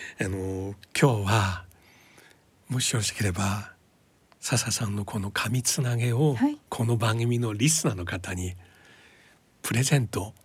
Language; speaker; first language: Japanese; non-native, fluent; Chinese